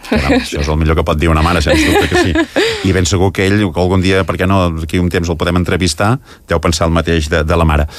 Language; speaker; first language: Catalan; native; Catalan